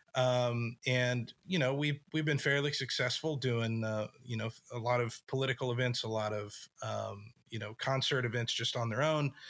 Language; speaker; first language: English; native; English